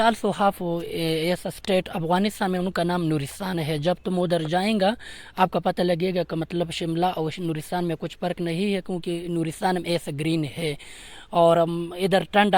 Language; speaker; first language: Hindi; non-native, learner; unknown